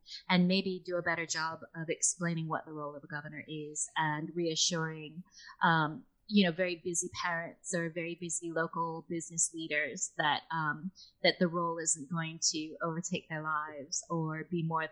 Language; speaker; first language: English; native; English